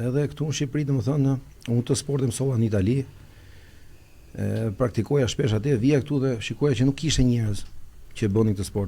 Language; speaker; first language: Albanian; native; Albanian